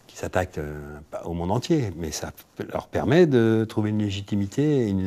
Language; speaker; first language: French; native; French